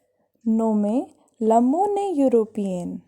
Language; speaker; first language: French; non-native, fluent; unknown